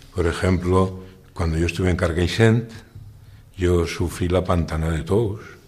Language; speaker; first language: Spanish; native; Spanish